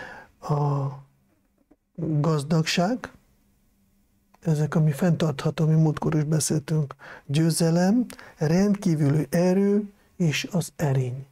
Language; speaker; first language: Hungarian; non-native, fluent; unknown